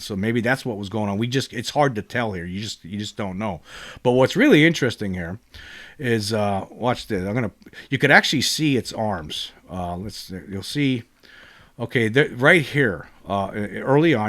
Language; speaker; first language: English; native; English